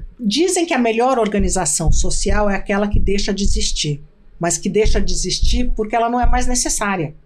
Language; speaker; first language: Portuguese; early bilingual, other home language; Arabic